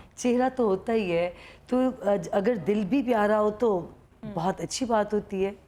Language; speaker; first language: Urdu; non-native, local second language; Punjabi